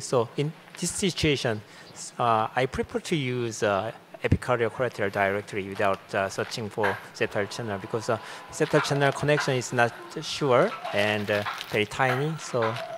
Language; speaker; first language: English; non-native, fluent; Korean